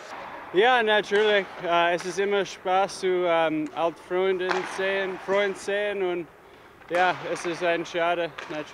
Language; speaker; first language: German; non-native, learner; English